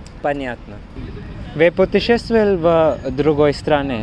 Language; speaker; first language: Russian; non-native, learner; Malayalam